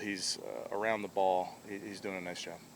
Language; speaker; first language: English; native; English